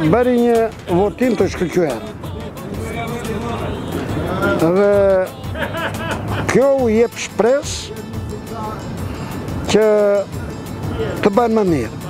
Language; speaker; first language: Albanian; native; Albanian